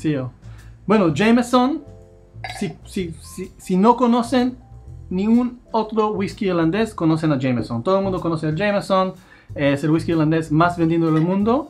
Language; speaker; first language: Spanish; non-native, fluent; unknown